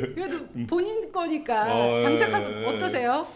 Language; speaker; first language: Korean; native; Korean